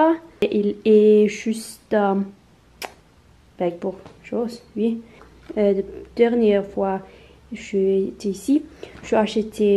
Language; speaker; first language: French; non-native, learner; Norwegian